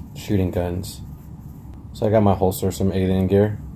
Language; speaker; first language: English; native; English